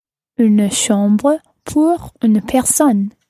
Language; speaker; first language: French; non-native, learner; English